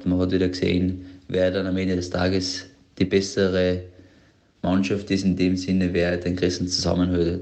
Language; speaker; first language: German; native; German